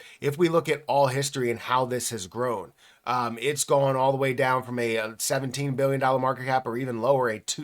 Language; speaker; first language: English; native; English